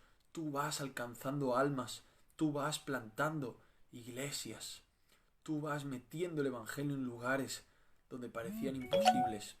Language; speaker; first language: Spanish; native; Spanish